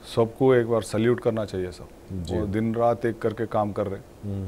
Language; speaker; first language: Hindi; non-native, local second language; Telugu